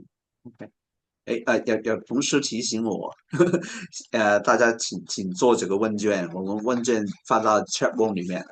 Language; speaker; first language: Chinese; non-native, local second language; Cantonese